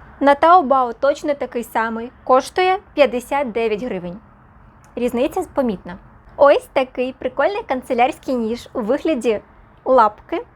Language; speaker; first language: Ukrainian; non-native, local second language; Russian